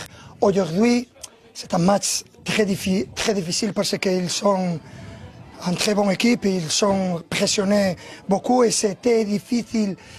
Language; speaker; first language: French; non-native, fluent; Spanish